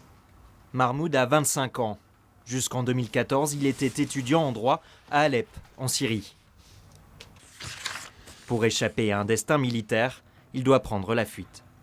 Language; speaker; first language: French; native; French